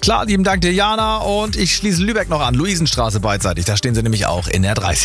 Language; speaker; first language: German; native; German